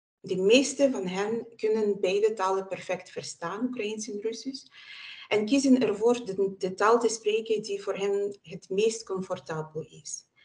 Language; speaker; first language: Dutch; non-native, fluent; Ukrainian